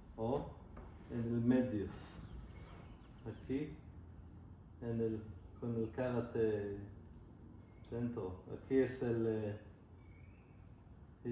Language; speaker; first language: Spanish; non-native, learner; English